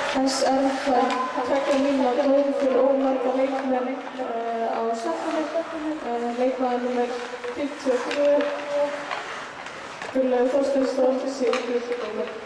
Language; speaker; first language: Icelandic; native; Icelandic